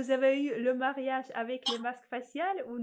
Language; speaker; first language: French; non-native, fluent; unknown